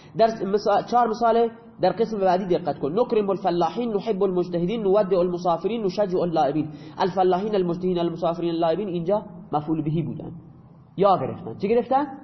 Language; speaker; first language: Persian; non-native, local second language; Baluchi